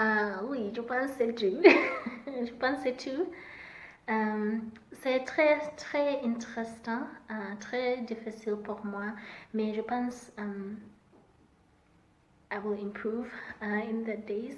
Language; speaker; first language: French; non-native, learner; Southern Sotho